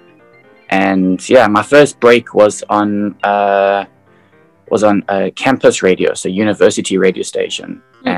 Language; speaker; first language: English; native; English